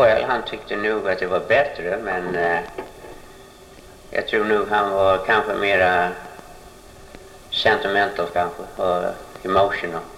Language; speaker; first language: Swedish; early bilingual, heritage; Swedish